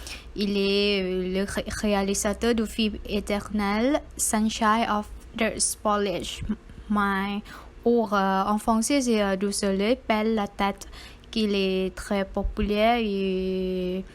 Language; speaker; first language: French; non-native, learner; Thai